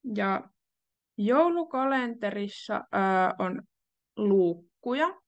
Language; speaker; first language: Finnish; native; Finnish